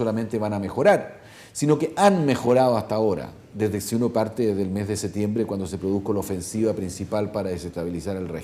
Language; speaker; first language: Spanish; native; Spanish